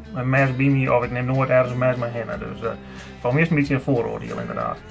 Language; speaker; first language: Dutch; non-native, local second language; Western Frisian